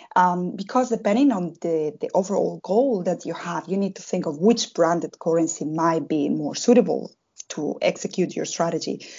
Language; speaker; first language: English; non-native, fluent; Spanish